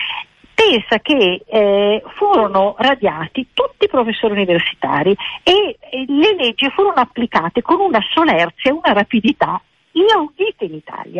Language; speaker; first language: Italian; native; Italian